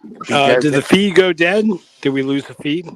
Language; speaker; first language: English; native; English